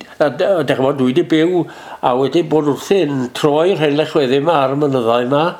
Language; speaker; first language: Welsh; native; Welsh